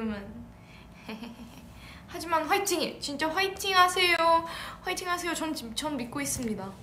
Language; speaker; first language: Korean; early bilingual, heritage; English